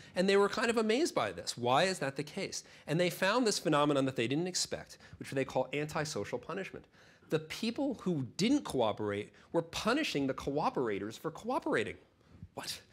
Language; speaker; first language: English; native; English